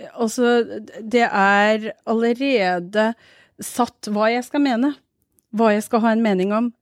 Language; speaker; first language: Norwegian; early bilingual, other home language; Urdu